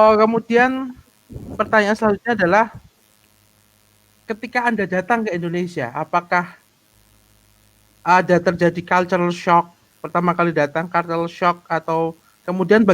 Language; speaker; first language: Indonesian; native; Indonesian